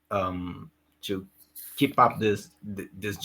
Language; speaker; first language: English; non-native, learner; Portuguese